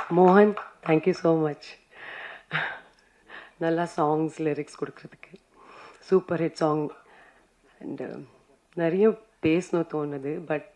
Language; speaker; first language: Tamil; non-native, fluent; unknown